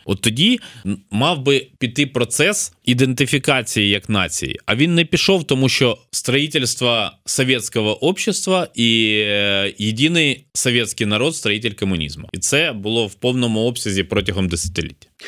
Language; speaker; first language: Ukrainian; non-native, local second language; Russian